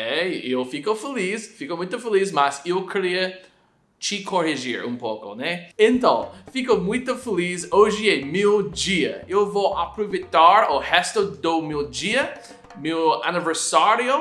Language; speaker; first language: Portuguese; non-native, fluent; English